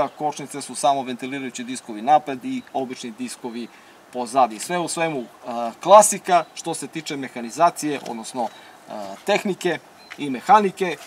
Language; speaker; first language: Serbian; native; Serbian